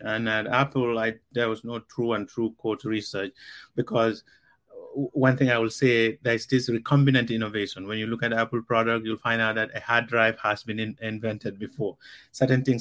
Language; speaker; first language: English; non-native, local second language; Mandingo